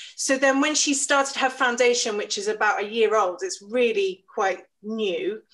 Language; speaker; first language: English; native; English